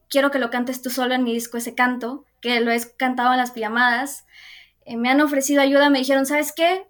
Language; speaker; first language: Spanish; native; Spanish